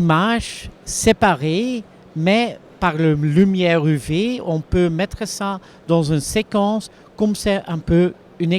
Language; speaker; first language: French; non-native, local second language; Dutch